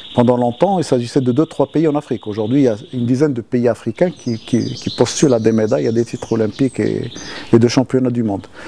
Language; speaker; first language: French; non-native, local second language; Arabic